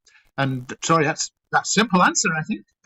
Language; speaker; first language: English; native; English